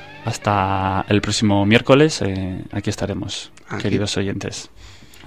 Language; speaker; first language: Spanish; native; Spanish